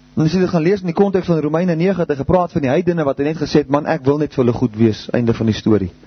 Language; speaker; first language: Afrikaans; native; Afrikaans